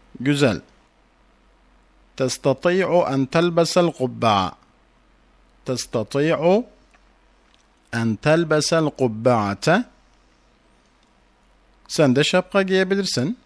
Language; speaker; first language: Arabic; non-native, fluent; Turkish